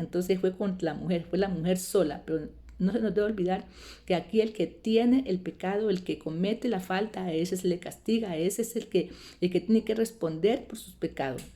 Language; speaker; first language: Spanish; native; Spanish